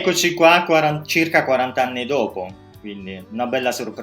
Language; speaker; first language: Italian; native; Italian